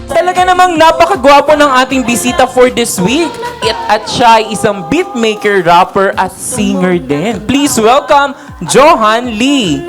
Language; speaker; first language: Filipino; native; Filipino